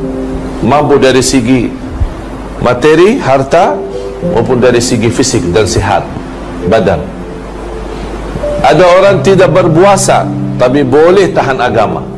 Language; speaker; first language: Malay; non-native, fluent; Arabic